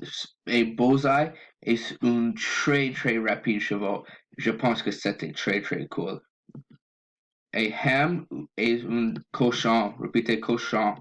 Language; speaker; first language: French; non-native, learner; English